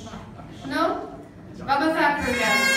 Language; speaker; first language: Spanish; non-native, fluent; English